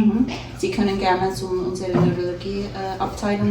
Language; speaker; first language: German; non-native, fluent; Turkish